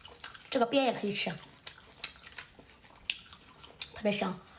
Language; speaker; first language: Chinese; native; Chinese